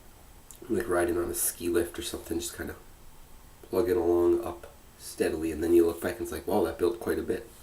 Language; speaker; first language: English; native; English